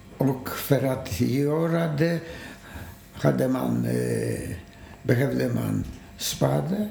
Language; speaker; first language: Swedish; non-native, fluent; Polish